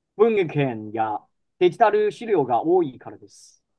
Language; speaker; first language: Japanese; non-native, fluent; Chinese